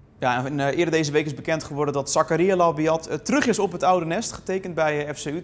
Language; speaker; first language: Dutch; native; Dutch